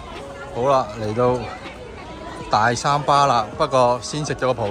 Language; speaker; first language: Chinese; native; Chinese